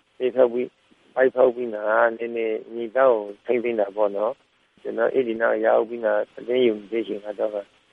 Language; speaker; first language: Burmese; native; Burmese